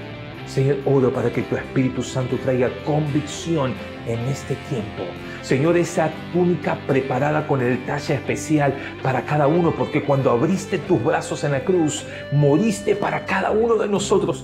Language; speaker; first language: Spanish; native; Spanish